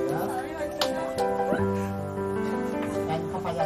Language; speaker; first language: English; non-native, learner; Hmong